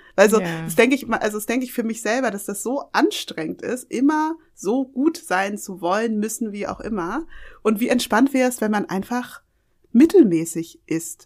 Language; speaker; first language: German; early bilingual, other home language; Yoruba